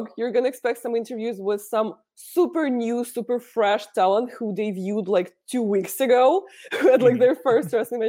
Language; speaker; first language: English; non-native, fluent; Russian